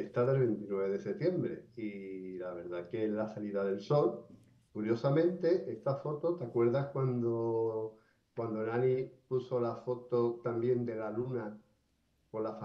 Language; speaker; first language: Spanish; native; Spanish